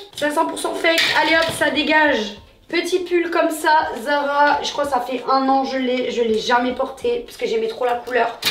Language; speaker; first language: French; native; French